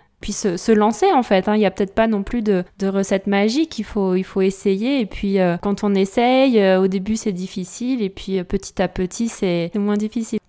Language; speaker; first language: French; native; French